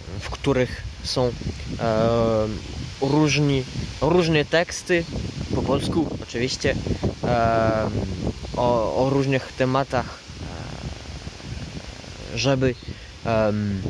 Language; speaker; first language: Polish; non-native, learner; French